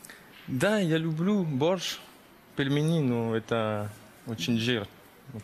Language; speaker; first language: Russian; early bilingual, heritage; French